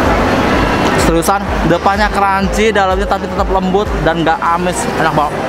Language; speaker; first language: Indonesian; native; Indonesian